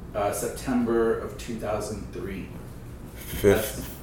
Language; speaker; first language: English; native; English